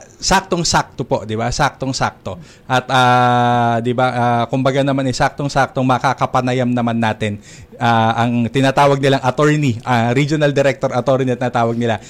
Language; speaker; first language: Filipino; native; Filipino